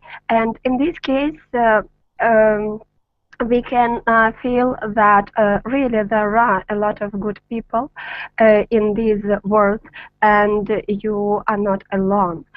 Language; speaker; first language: English; non-native, learner; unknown